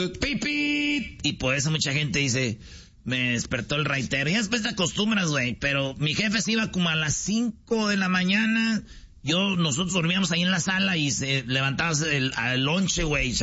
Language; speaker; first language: Spanish; native; Spanish